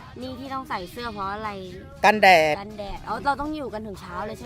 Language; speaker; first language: Thai; native; Thai